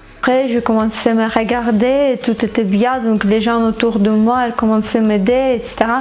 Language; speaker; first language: French; non-native, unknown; Ukrainian